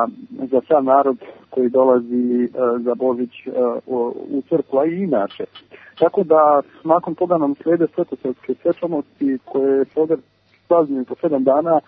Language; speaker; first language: Serbian; native; Serbian